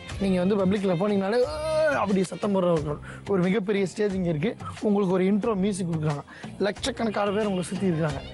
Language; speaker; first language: Tamil; native; Tamil